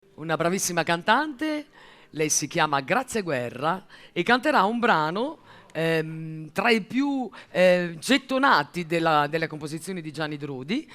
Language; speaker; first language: Italian; native; Italian